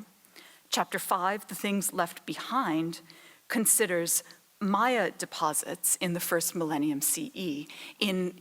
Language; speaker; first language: English; native; English